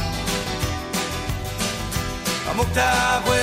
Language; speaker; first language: French; non-native, local second language; Innu-aimun